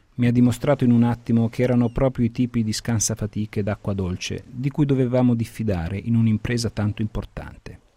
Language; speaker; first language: Italian; early bilingual, heritage; Italian